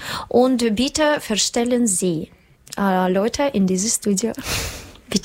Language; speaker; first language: German; non-native, learner; Russian